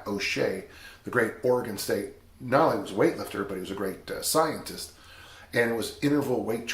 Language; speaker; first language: English; native; English